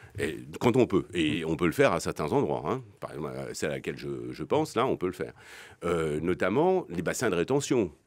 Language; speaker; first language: French; native; French